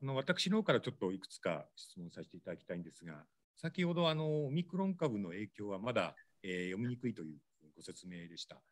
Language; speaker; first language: Japanese; native; Japanese